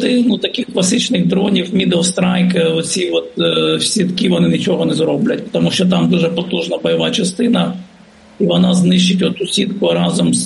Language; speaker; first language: Ukrainian; native; Ukrainian